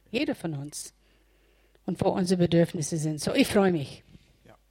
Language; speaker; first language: German; non-native, fluent; English